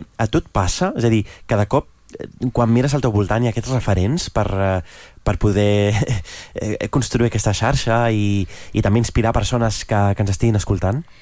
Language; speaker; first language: Catalan; early bilingual, other home language; Arabic